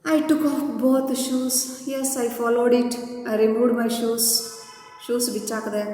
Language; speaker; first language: English; non-native, local second language; Kannada